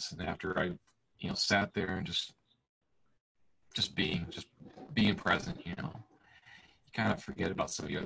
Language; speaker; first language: English; native; English